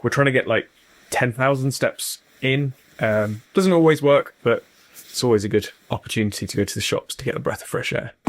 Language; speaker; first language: English; native; English